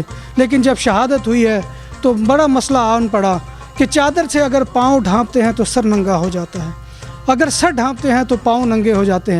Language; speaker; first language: Urdu; native; Urdu